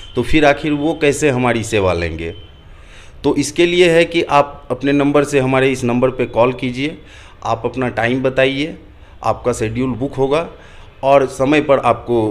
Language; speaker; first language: Hindi; native; Hindi